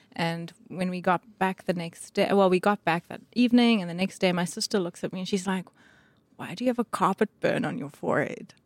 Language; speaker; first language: English; native; English